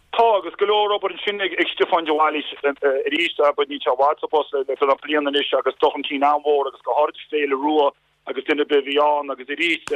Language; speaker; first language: Irish; native; Irish